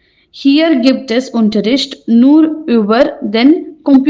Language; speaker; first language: German; non-native, fluent; Hindi